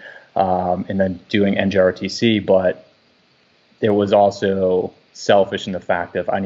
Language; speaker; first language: English; native; English